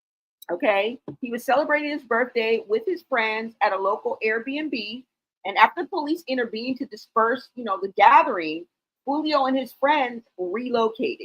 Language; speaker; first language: English; native; English